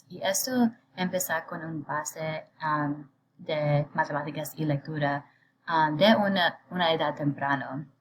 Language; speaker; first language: Spanish; non-native, learner; English